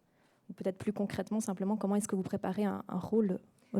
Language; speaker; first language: French; native; French